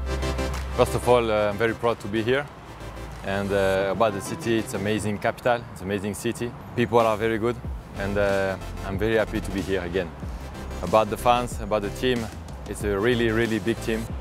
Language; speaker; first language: English; non-native, fluent; French